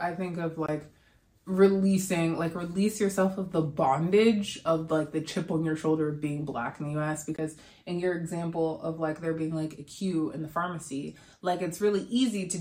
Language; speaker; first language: English; native; English